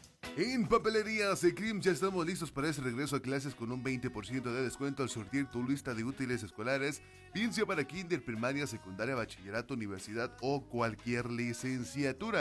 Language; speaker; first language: Spanish; native; Spanish